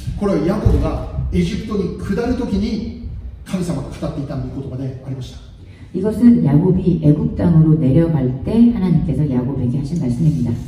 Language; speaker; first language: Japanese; non-native, fluent; Korean